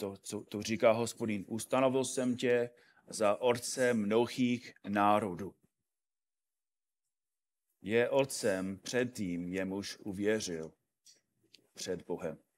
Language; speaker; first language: Czech; non-native, fluent; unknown